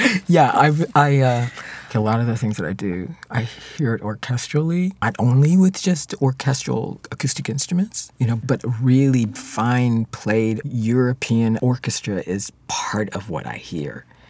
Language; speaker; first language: English; native; English